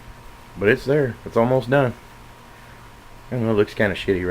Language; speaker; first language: English; native; English